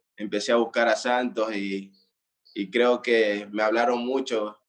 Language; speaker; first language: Spanish; native; Spanish